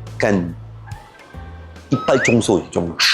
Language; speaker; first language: Korean; non-native, learner; French